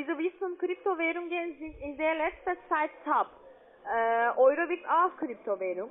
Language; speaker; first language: German; non-native, learner; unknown